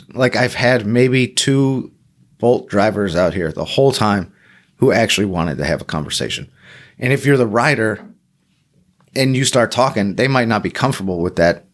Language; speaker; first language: English; native; English